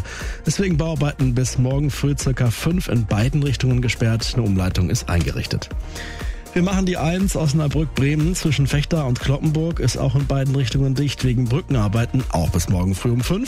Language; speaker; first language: German; native; German